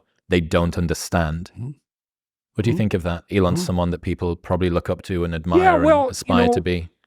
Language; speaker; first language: English; native; English